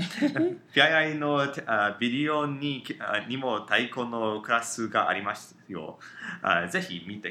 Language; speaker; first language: Japanese; non-native, learner; English